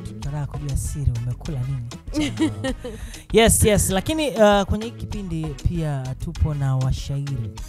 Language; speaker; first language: Swahili; native; Swahili